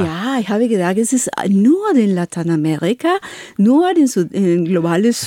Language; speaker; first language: German; non-native, learner; Spanish